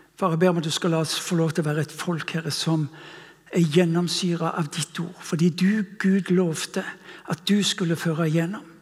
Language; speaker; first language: Norwegian; non-native, fluent; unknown